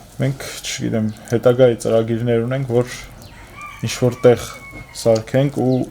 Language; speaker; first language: Armenian; native; Armenian